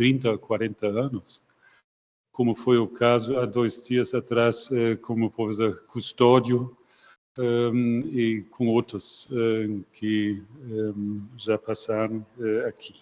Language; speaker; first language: Portuguese; non-native, fluent; German